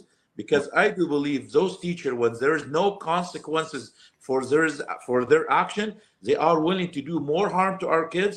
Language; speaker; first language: English; non-native, fluent; Arabic